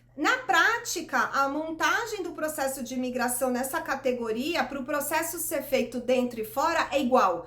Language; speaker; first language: Portuguese; native; Portuguese